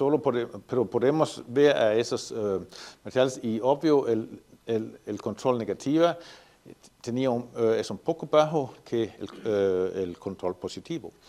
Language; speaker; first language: Spanish; non-native, fluent; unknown